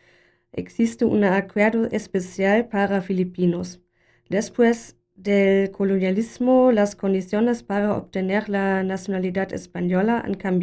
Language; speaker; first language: Spanish; non-native, learner; German